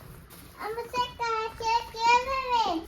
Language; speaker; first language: Icelandic; early bilingual, heritage; Icelandic